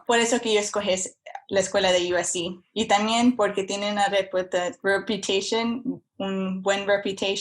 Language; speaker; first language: Spanish; early bilingual, heritage; Spanish